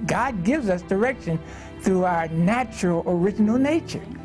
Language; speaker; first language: English; native; English